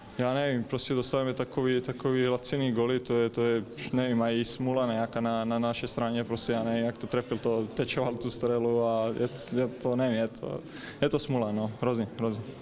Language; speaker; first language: Czech; non-native, fluent; Serbian